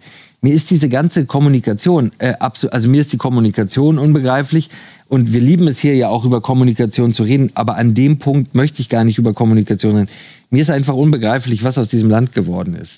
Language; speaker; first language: German; native; German